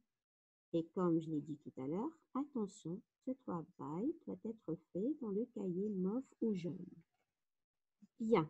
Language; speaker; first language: French; non-native, local second language; Arabic